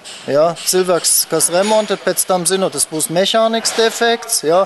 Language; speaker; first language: Latvian; non-native, learner; German